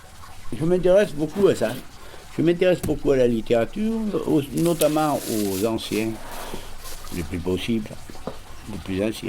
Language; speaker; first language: French; non-native, fluent; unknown